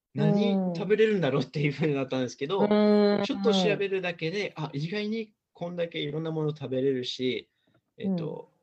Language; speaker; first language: Japanese; non-native, fluent; English